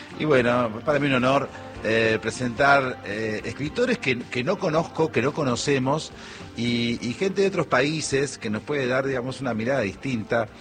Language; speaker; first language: Spanish; native; Spanish